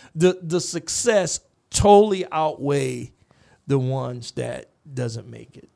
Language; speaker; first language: English; native; English